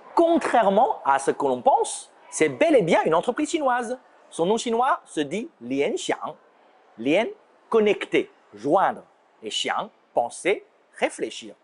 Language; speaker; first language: French; non-native, fluent; Chinese